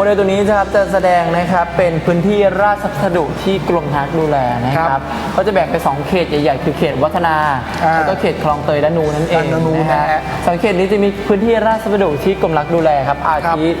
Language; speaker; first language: Thai; native; Thai